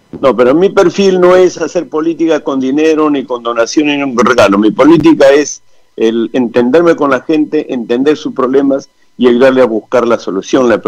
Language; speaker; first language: Spanish; native; Spanish